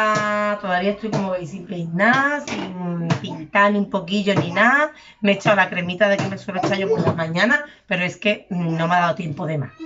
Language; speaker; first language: Spanish; native; Spanish